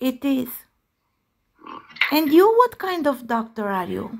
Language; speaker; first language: English; non-native, learner; Romanian